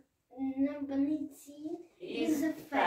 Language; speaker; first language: English; non-native, learner; Russian